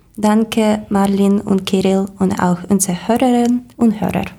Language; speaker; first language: German; non-native, learner; Ukrainian